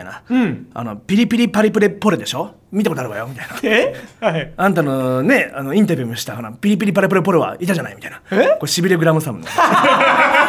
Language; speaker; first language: Japanese; native; Japanese